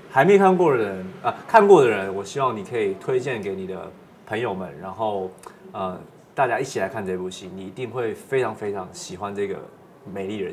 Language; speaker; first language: Chinese; native; Chinese